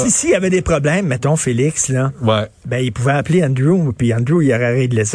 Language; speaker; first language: French; native; French